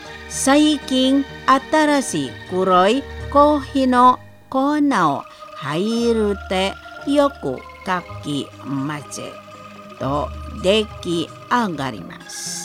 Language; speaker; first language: Japanese; non-native, fluent; Indonesian